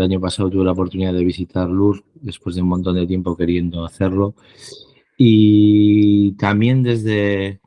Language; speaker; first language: Spanish; native; Spanish